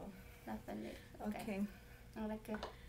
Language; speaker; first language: Spanish; native; Spanish